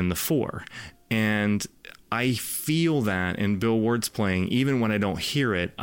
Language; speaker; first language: English; native; English